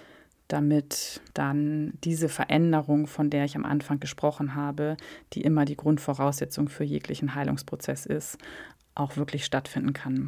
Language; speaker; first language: German; native; German